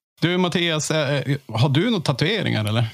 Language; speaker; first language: Swedish; native; Swedish